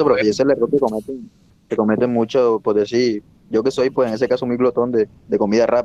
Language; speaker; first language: Spanish; native; Spanish